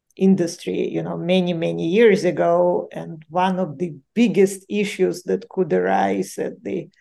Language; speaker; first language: English; non-native, fluent; Ukrainian